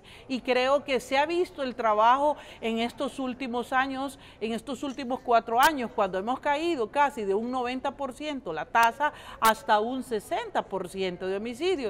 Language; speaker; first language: Spanish; native; Spanish